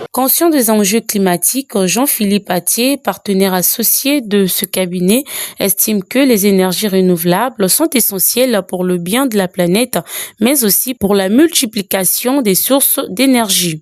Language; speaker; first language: French; native; French